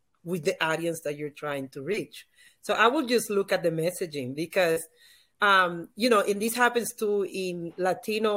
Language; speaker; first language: English; non-native, fluent; Spanish